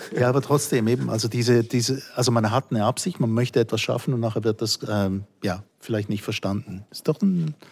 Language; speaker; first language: German; native; German